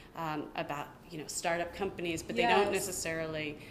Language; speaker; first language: English; native; English